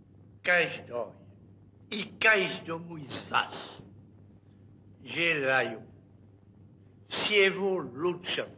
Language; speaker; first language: Russian; non-native, learner; French